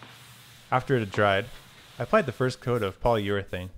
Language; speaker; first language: English; native; English